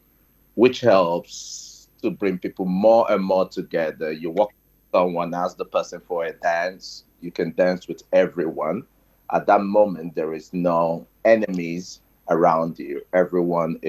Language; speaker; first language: English; non-native, local second language; Igbo